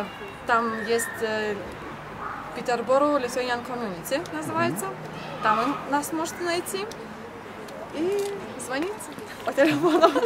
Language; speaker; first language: Russian; non-native, fluent; Lithuanian